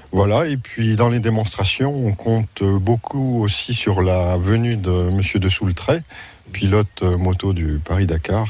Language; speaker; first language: French; native; French